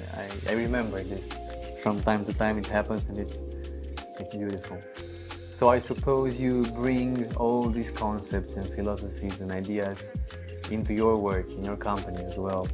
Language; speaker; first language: English; non-native, fluent; Romanian